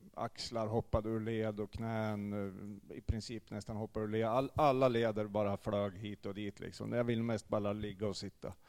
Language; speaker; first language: Swedish; native; Swedish